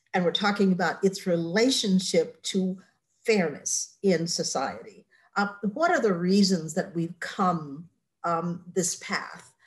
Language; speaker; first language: English; native; English